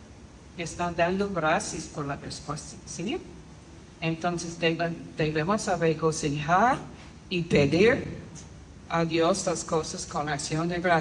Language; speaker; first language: Spanish; non-native, fluent; English